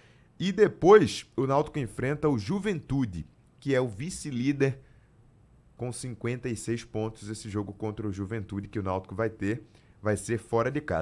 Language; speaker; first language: Portuguese; native; Portuguese